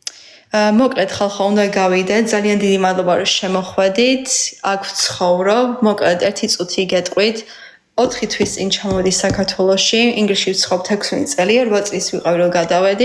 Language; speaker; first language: Georgian; early bilingual, heritage; Georgian